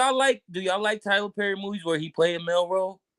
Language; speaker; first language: English; native; English